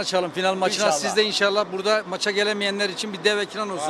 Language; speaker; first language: Turkish; native; Turkish